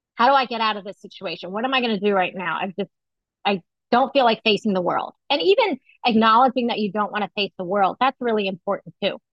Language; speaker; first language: English; native; English